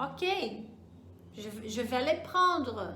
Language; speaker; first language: French; non-native, fluent; Portuguese